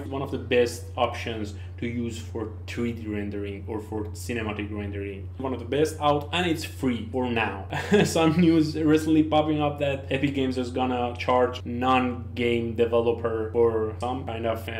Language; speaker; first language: English; non-native, learner; Persian